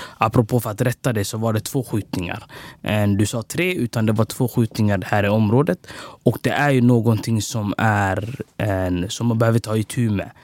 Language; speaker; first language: Swedish; early bilingual, other home language; Somali